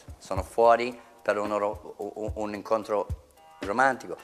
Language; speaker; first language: Italian; non-native, fluent; English